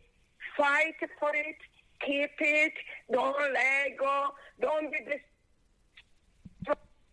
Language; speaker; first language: English; non-native, local second language; Kinyarwanda